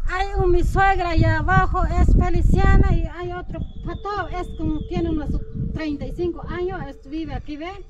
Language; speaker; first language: Spanish; non-native, local second language; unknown